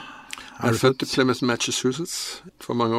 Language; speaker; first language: Norwegian; non-native, fluent; English